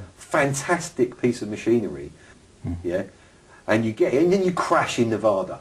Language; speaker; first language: English; native; English